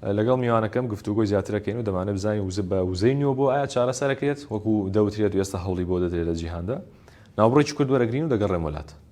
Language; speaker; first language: Central Kurdish; native; Central Kurdish